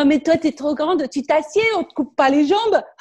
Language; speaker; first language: French; native; French